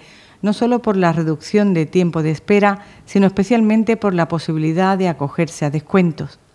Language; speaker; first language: Spanish; native; Spanish